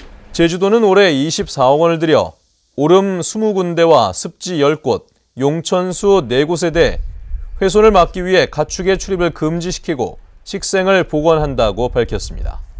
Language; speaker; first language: Korean; native; Korean